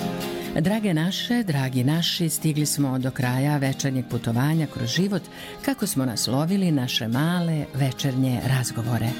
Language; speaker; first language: Serbian; native; Serbian